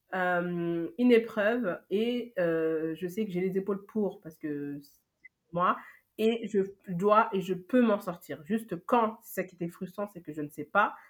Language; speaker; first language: French; native; French